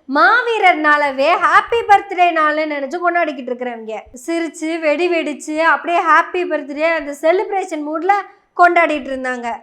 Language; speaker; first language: Tamil; non-native, local second language; Malayalam